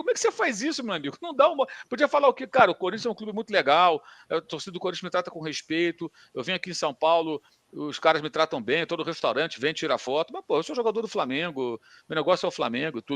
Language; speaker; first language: Portuguese; native; Portuguese